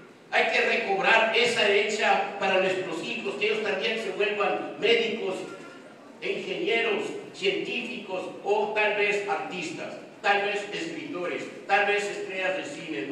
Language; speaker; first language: Spanish; early bilingual, heritage; Spanish